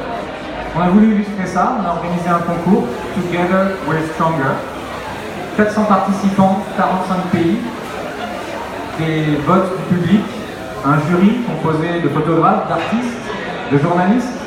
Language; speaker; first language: French; native; French